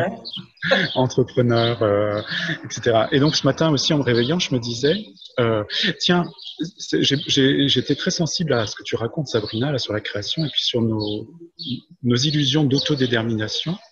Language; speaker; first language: French; native; French